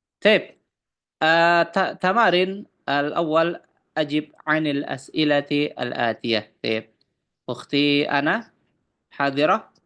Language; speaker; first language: Arabic; non-native, fluent; Indonesian